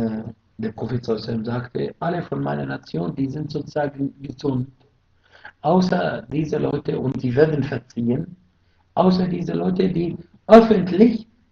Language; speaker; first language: German; non-native, fluent; Arabic